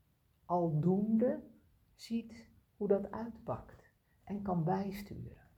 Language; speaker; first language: Dutch; native; Dutch